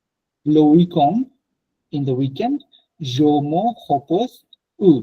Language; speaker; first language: French; non-native, fluent; Bangla